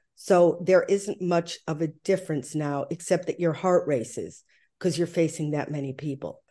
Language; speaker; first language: English; early bilingual, other home language; German